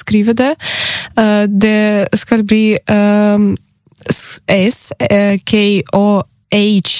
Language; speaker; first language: Norwegian; non-native, learner; Ukrainian